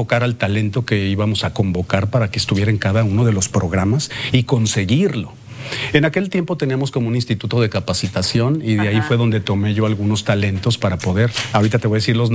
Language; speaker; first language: Spanish; native; Spanish